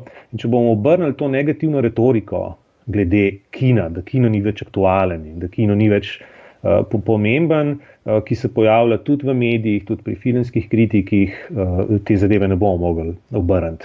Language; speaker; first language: Slovenian; native; Slovenian